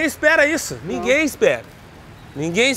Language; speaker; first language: Portuguese; native; Portuguese